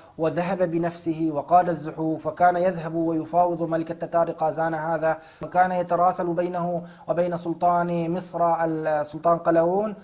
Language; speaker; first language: Arabic; native; Arabic